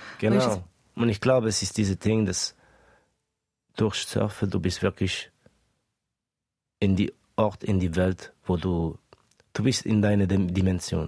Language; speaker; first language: German; early bilingual, other home language; Estonian